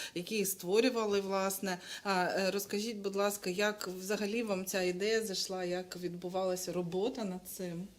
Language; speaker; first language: Ukrainian; non-native, local second language; Russian